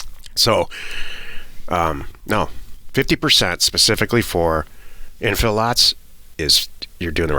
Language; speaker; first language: English; native; English